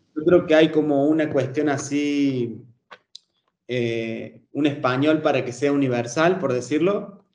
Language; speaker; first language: Spanish; native; Spanish